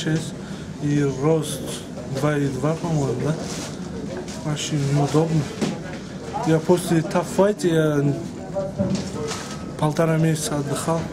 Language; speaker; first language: Russian; non-native, fluent; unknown